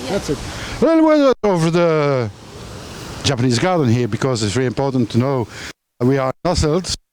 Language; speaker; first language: English; non-native, fluent; French